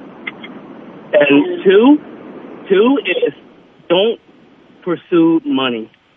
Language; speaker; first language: English; early bilingual, other home language; Vietnamese